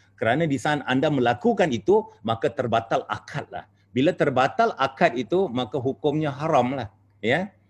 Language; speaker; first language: Malay; native; Malay